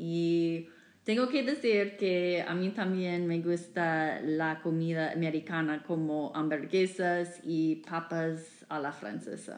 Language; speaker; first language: Spanish; non-native, fluent; English